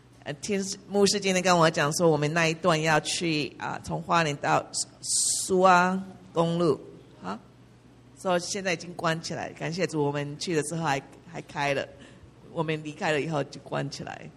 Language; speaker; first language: Chinese; early bilingual, heritage; English